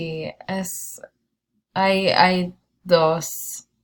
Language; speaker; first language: Spanish; non-native, learner; English